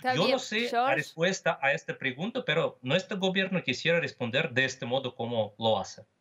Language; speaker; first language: Spanish; non-native, fluent; Russian